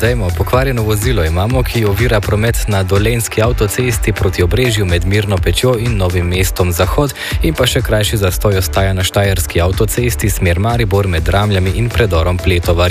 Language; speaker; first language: Slovenian; native; Slovenian